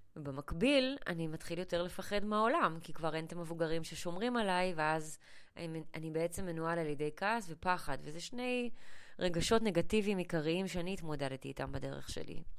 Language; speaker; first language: Hebrew; early bilingual, other home language; English